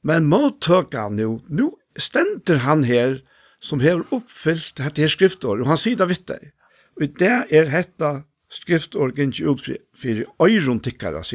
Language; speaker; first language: Danish; non-native, local second language; Faroese